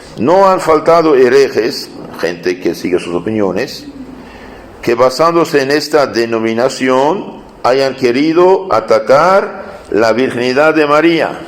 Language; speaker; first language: Spanish; non-native, fluent; Aramaic